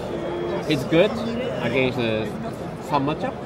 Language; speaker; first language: English; non-native, learner; Japanese